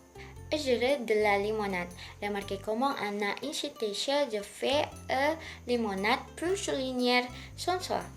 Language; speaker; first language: French; non-native, learner; Indonesian